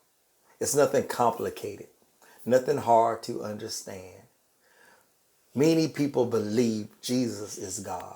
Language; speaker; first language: English; native; English